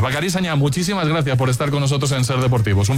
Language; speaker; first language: Spanish; native; Spanish